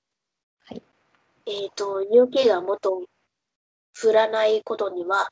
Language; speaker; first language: Japanese; non-native, fluent; Vietnamese